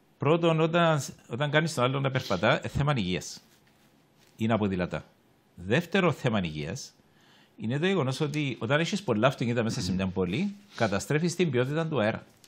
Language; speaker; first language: Greek; native; Greek